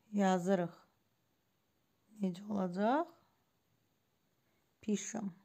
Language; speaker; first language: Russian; non-native, fluent; Azerbaijani